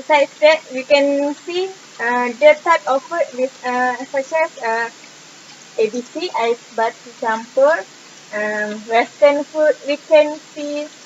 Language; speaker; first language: English; non-native, local second language; Malay